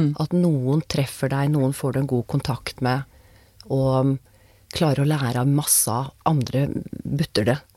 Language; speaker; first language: Norwegian; native; Norwegian